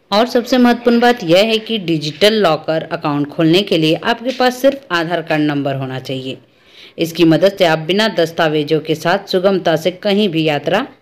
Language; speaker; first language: Hindi; native; Hindi